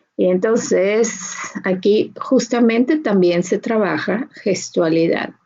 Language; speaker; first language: Spanish; native; Spanish